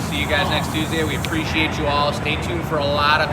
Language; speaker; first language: English; native; English